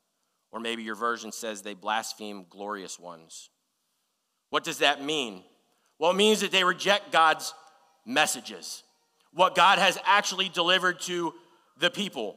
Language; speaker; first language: English; native; English